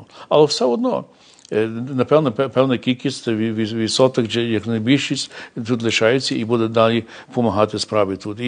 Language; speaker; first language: Ukrainian; early bilingual, heritage; English